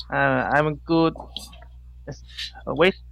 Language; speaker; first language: English; non-native, learner; Chinese